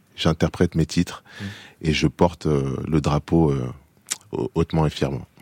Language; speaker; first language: French; native; French